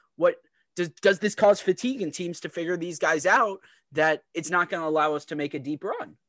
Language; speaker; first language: English; native; English